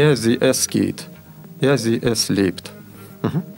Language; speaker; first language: German; non-native, fluent; Russian